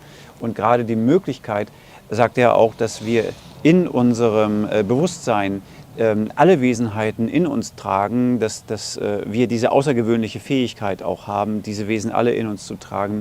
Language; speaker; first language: German; native; German